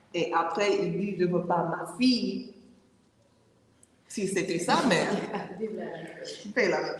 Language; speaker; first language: French; non-native, learner; English